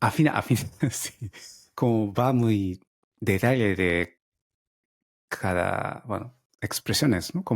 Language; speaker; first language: Spanish; non-native, learner; Japanese